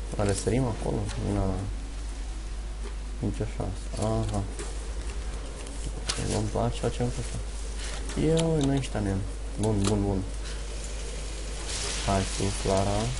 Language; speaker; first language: Romanian; native; Romanian